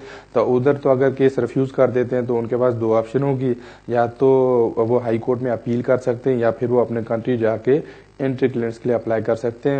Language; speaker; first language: Urdu; native; Urdu